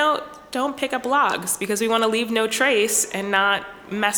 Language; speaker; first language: English; native; English